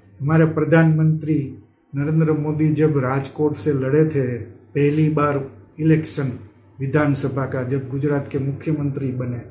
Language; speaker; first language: Hindi; non-native, local second language; Gujarati